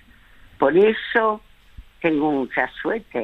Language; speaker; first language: Spanish; early bilingual, other home language; French